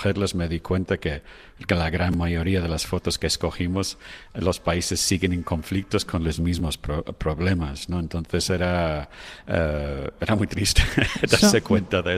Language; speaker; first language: Spanish; non-native, fluent; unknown